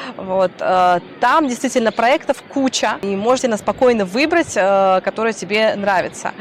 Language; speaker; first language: Russian; native; Russian